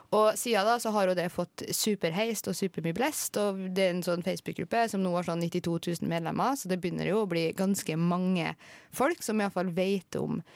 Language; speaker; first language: Norwegian; native; Norwegian